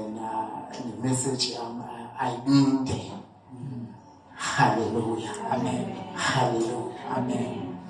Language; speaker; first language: Zulu; non-native, local second language; Xhosa